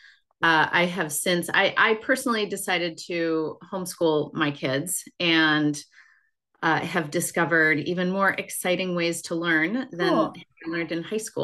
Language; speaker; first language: English; native; English